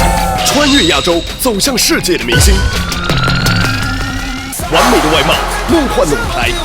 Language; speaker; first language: Chinese; native; Chinese